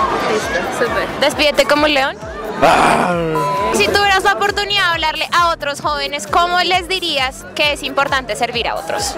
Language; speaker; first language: Spanish; native; Spanish